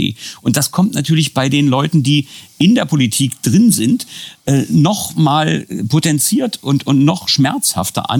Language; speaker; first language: German; native; German